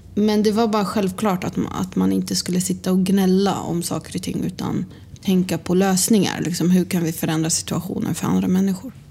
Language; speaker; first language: Swedish; early bilingual, other home language; Arabic